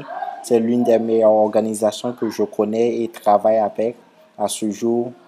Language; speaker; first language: French; non-native, local second language; Haitian Creole